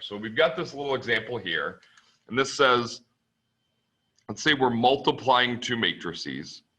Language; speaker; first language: English; native; English